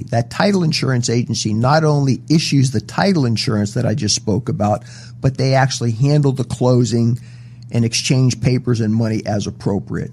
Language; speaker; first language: English; native; English